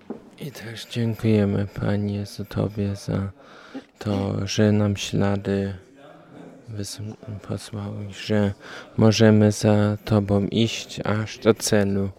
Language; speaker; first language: Polish; non-native, learner; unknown